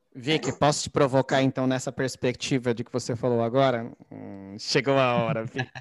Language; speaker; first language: Portuguese; native; Portuguese